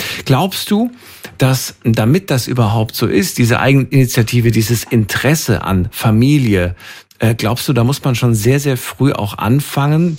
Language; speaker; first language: German; native; German